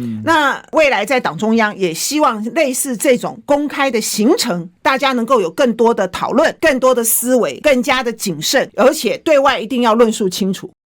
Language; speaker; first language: Chinese; native; Chinese